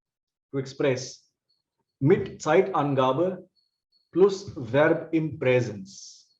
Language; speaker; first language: German; non-native, fluent; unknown